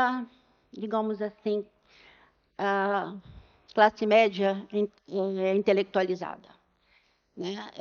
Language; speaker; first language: Portuguese; native; Portuguese